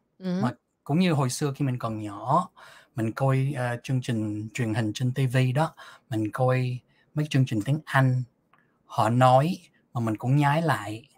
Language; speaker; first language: Vietnamese; early bilingual, other home language; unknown